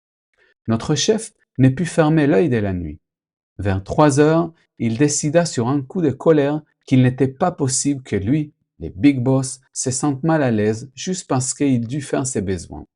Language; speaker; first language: French; non-native, fluent; Spanish